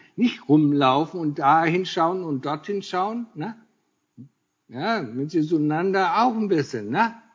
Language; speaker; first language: German; native; German